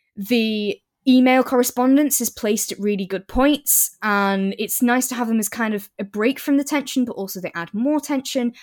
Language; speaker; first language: English; native; English